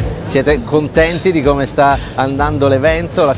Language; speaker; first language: Italian; native; Italian